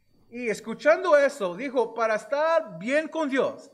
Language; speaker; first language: Spanish; non-native, fluent; English